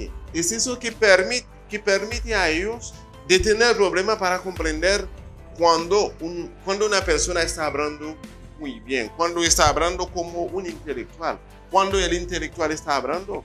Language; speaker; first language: Spanish; non-native, fluent; Haitian Creole